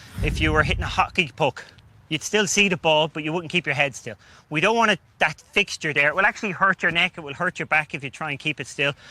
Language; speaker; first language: English; native; English